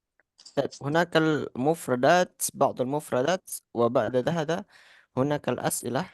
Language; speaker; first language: Arabic; non-native, fluent; Indonesian